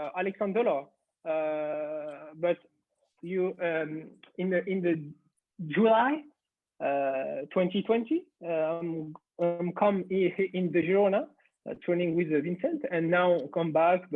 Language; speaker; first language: English; non-native, learner; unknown